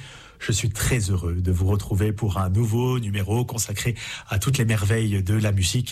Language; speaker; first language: French; native; French